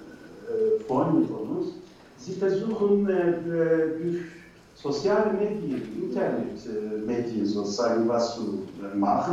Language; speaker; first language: German; non-native, learner; Turkish